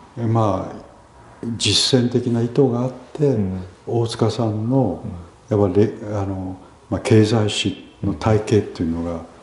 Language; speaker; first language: Japanese; early bilingual, other home language; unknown